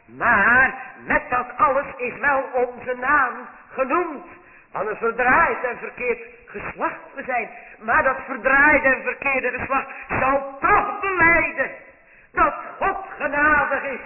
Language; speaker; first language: Dutch; native; Dutch